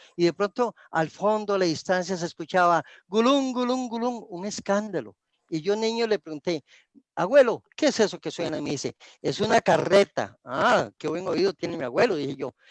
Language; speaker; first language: Spanish; native; Spanish